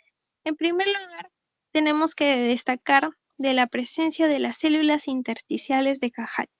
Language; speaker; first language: Spanish; native; Spanish